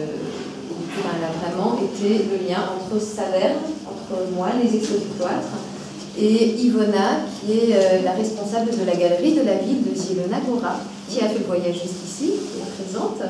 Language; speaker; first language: French; native; French